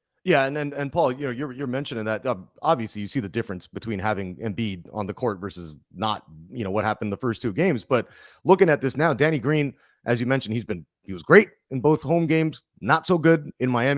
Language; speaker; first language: English; native; English